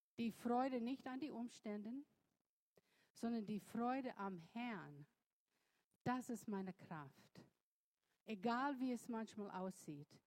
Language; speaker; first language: German; non-native, fluent; English